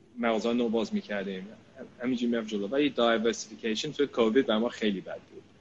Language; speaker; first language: Persian; early bilingual, heritage; Persian